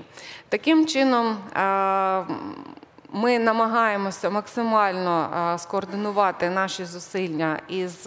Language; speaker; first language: Ukrainian; native; Ukrainian